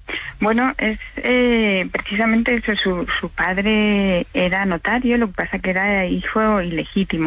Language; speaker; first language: Spanish; native; Spanish